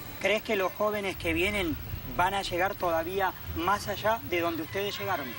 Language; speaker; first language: Spanish; native; Spanish